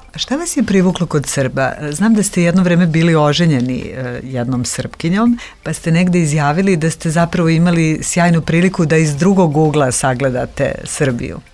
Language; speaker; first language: Serbian; native; Serbian